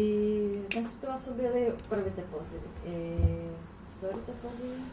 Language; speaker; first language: Bulgarian; non-native, fluent; Czech